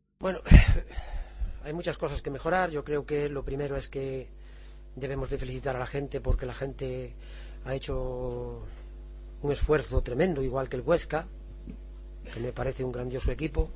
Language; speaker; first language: Spanish; native; Spanish